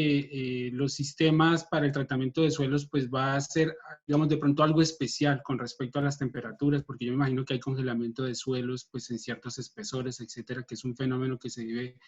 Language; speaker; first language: Spanish; native; Spanish